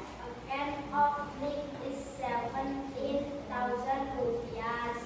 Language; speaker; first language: English; non-native, learner; Indonesian